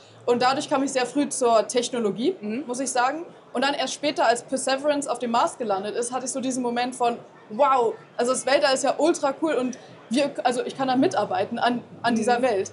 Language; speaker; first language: German; native; German